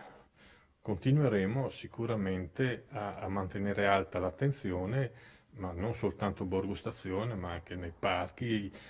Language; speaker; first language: Italian; native; Italian